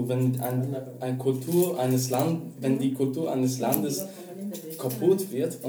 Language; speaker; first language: German; non-native, learner; Persian